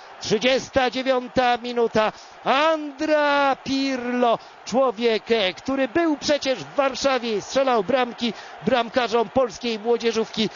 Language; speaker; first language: Polish; native; Polish